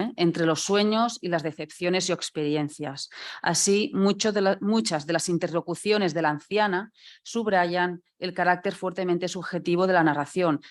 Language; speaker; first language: Spanish; non-native, local second language; Catalan